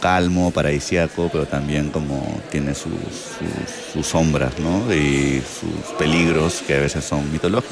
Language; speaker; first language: Spanish; native; Spanish